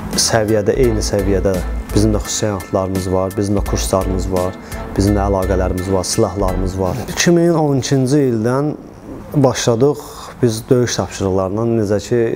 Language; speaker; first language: Azerbaijani; native; Azerbaijani